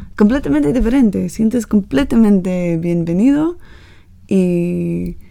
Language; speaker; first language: Spanish; non-native, learner; English